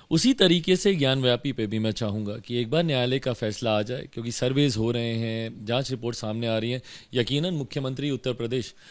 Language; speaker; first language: Hindi; native; Hindi